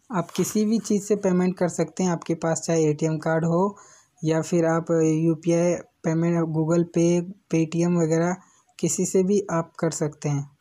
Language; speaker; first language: Hindi; native; Hindi